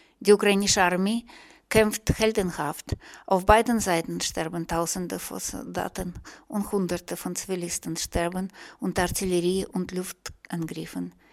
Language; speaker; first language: German; non-native, fluent; Russian